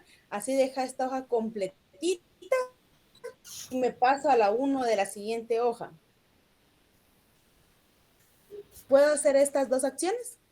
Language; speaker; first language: Spanish; native; Spanish